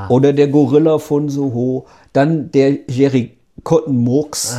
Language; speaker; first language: German; native; German